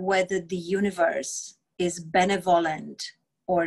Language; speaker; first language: English; non-native, fluent; Romanian